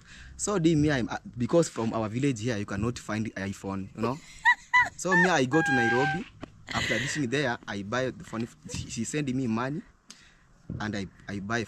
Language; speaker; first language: English; non-native, local second language; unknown